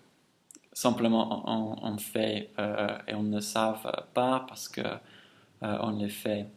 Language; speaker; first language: French; non-native, fluent; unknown